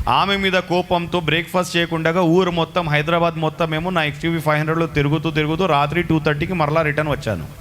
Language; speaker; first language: Telugu; non-native, local second language; Urdu